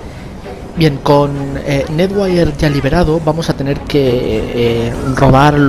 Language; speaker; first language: Spanish; native; Spanish